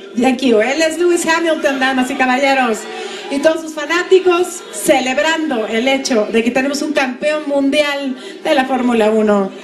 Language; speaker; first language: Spanish; native; Spanish